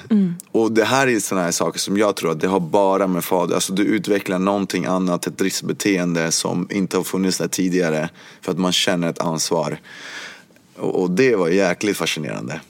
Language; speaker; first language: Swedish; early bilingual, other home language; Spanish